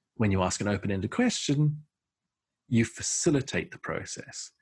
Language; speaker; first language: English; native; English